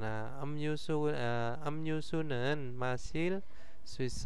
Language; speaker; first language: Korean; non-native, fluent; Indonesian